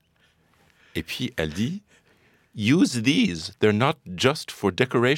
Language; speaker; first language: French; non-native, fluent; English